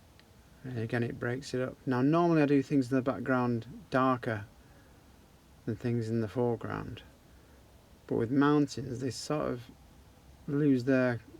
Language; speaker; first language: English; native; English